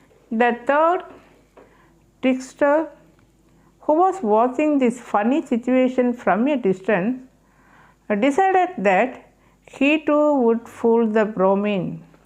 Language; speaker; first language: English; non-native, local second language; Tamil